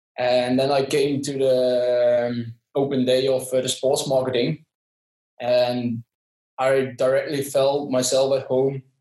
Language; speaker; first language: English; non-native, fluent; Dutch